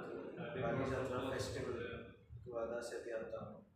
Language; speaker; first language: Indonesian; non-native, fluent; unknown